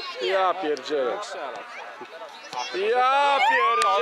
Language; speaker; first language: Polish; native; Polish